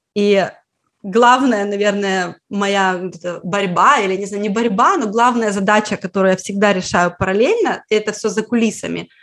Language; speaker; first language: Russian; native; Russian